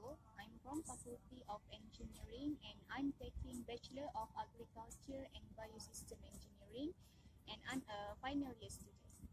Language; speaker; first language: English; non-native, learner; Malay